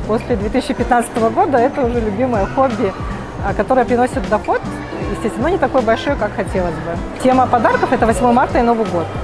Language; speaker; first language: Russian; native; Russian